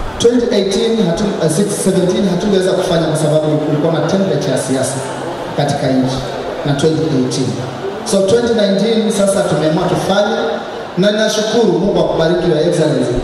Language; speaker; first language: Swahili; native; Swahili